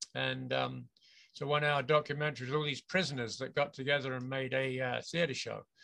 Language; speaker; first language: English; native; English